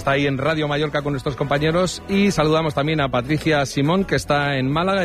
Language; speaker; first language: Spanish; native; Spanish